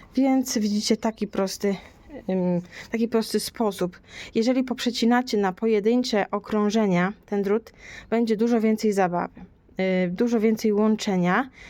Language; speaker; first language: Polish; native; Polish